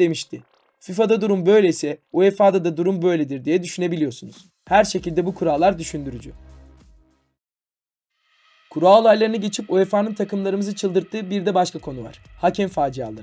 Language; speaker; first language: Turkish; native; Turkish